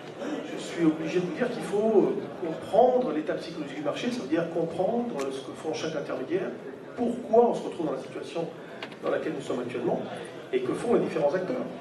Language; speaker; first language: French; native; French